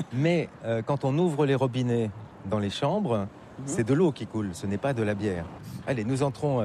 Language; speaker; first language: French; native; French